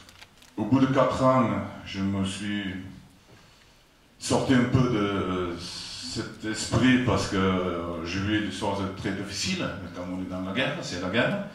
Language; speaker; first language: French; non-native, fluent; Afrikaans